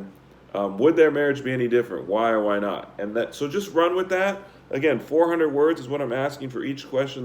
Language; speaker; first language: English; native; English